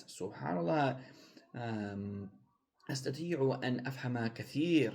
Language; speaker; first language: Arabic; non-native, learner; English